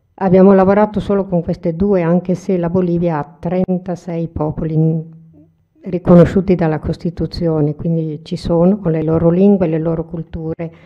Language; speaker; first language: Italian; native; Italian